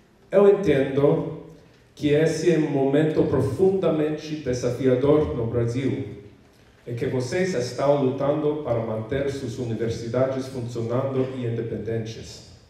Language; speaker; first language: Portuguese; non-native, learner; English